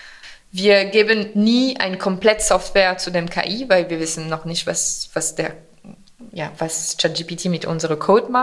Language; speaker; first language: German; non-native, fluent; French